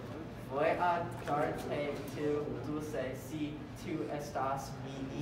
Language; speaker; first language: Spanish; non-native, learner; English